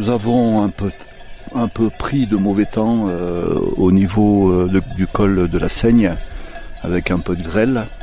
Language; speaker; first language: French; native; French